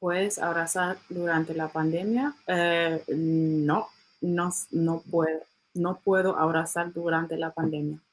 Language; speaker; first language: Spanish; non-native, learner; English